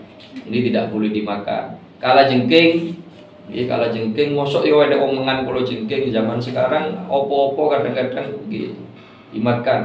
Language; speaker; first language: Indonesian; non-native, local second language; Javanese